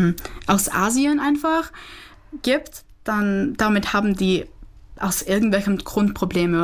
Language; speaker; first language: German; non-native, fluent; Czech